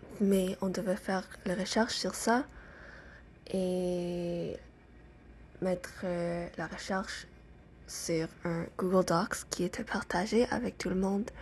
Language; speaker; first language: French; non-native, learner; English